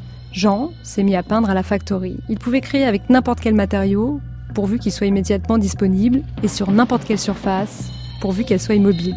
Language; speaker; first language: French; native; French